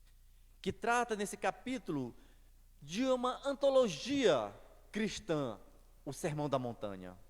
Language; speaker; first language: Portuguese; native; Portuguese